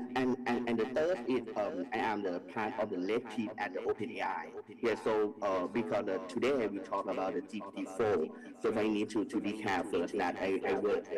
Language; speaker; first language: English; non-native, learner; Thai